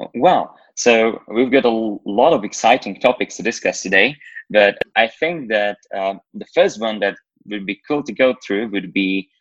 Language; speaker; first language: English; non-native, fluent; Slovak